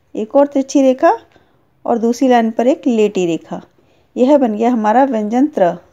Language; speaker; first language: Hindi; native; Hindi